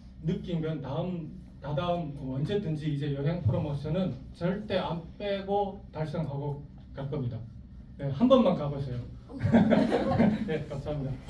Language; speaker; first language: Korean; non-native, fluent; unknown